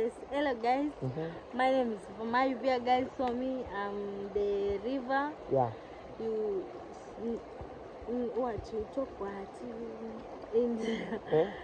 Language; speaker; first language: English; non-native, learner; Swahili